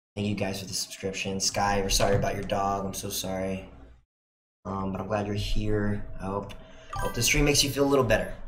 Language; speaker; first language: English; native; English